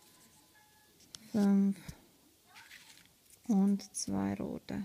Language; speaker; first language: German; non-native, fluent; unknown